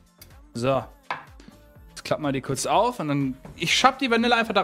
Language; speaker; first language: German; native; German